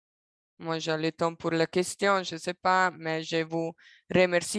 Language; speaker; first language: French; non-native, local second language; Italian